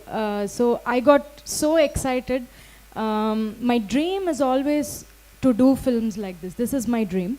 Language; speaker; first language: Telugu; non-native, fluent; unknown